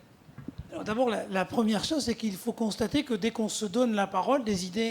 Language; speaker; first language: French; native; French